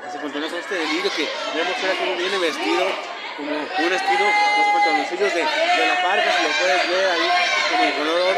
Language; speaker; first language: Spanish; native; Spanish